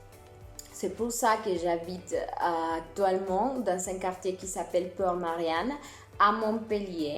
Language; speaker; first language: French; non-native, fluent; Spanish